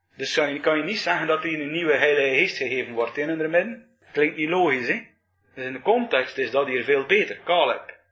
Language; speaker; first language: Dutch; native; Dutch